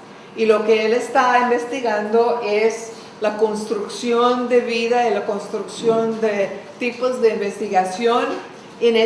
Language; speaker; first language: Spanish; non-native, fluent; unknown